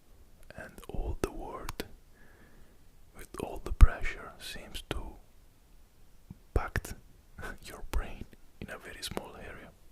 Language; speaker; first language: English; non-native, fluent; Italian